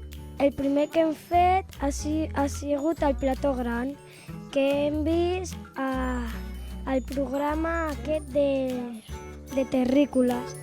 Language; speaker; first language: Catalan; non-native, local second language; Spanish